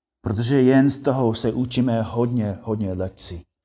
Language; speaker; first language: Czech; non-native, fluent; English